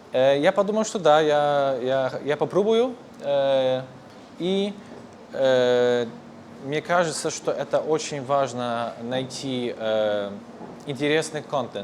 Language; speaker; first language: Russian; non-native, fluent; Polish